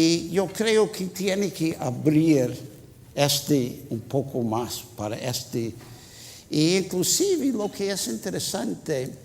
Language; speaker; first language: Spanish; non-native, fluent; English